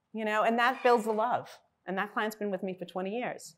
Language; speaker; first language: English; native; English